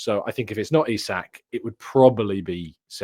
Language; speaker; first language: English; native; English